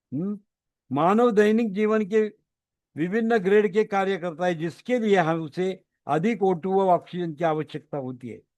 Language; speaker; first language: Hindi; non-native, local second language; Marathi